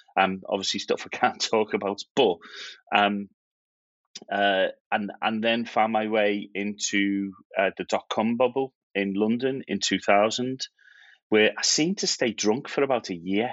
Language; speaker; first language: English; native; English